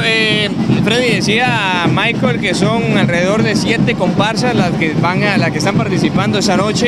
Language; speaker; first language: Spanish; native; Spanish